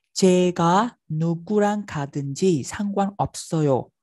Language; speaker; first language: Korean; non-native, fluent; Vietnamese